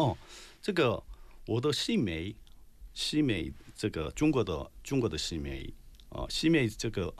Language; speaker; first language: Chinese; non-native, learner; Korean